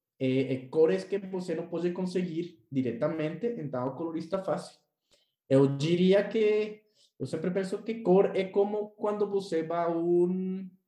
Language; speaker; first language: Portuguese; non-native, learner; Spanish